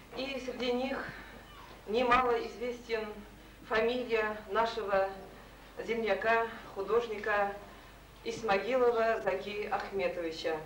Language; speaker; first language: Russian; non-native, local second language; Tatar